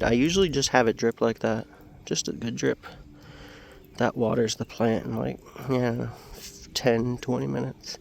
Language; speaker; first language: English; native; English